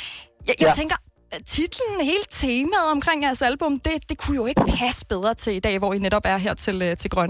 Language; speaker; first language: Danish; native; Danish